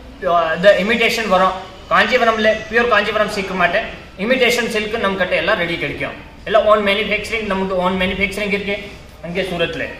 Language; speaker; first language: Tamil; non-native, learner; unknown